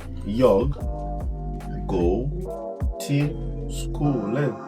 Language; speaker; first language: Swedish; non-native, learner; English